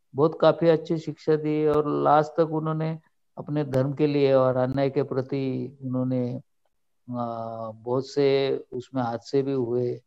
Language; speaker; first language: Hindi; non-native, local second language; Marathi